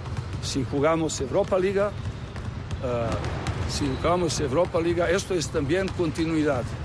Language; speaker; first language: Spanish; non-native, learner; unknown